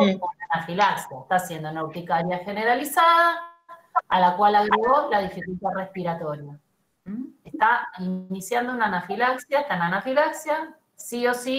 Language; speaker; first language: Spanish; native; Spanish